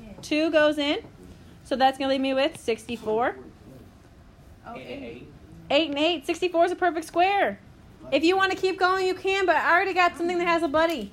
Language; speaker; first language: English; native; English